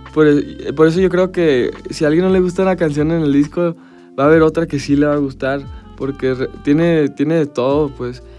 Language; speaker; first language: Spanish; early bilingual, heritage; Spanish